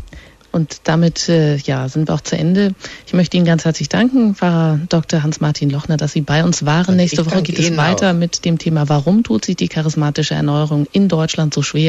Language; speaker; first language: German; native; German